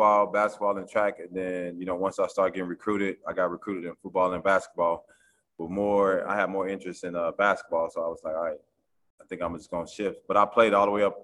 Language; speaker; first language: English; native; English